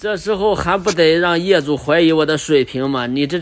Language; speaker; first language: Chinese; native; Chinese